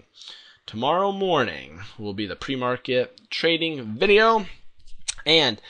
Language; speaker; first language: English; native; English